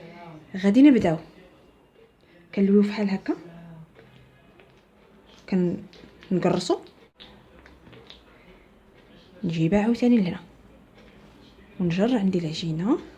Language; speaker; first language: Arabic; native; Arabic